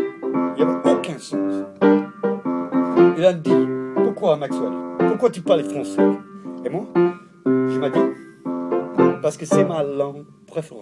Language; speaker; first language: French; non-native, learner; English